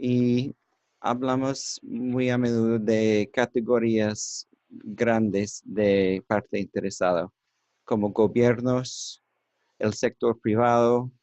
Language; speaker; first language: Spanish; non-native, learner; English